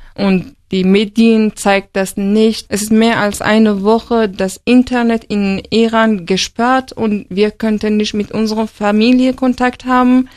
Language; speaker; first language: German; non-native, learner; Persian